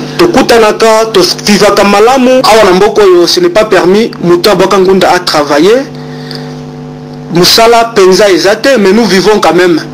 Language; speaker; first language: Lingala; native; Lingala